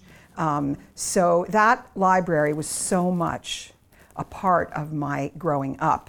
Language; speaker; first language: English; native; English